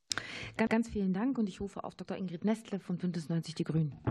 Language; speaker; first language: German; native; German